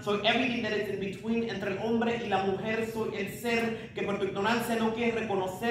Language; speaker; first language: Spanish; early bilingual, heritage; Spanish